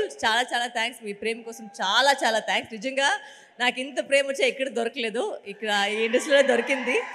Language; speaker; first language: Telugu; non-native, fluent; Tamil